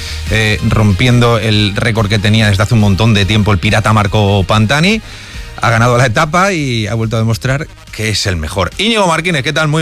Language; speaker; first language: Spanish; native; Spanish